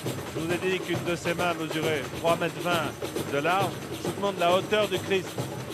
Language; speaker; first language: French; native; French